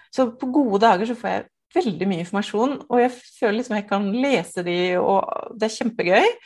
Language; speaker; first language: Norwegian; native; Norwegian